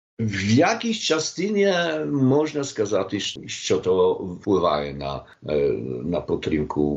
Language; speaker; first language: Polish; non-native, learner; Ukrainian